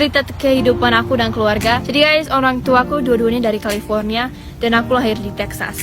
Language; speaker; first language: Indonesian; early bilingual, other home language; English